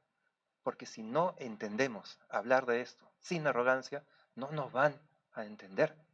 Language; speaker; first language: Spanish; native; Spanish